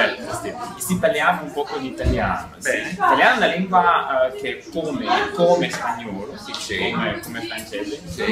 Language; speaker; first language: Italian; non-native, learner; Russian